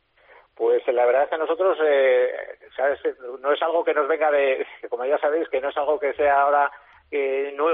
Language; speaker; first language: Spanish; native; Spanish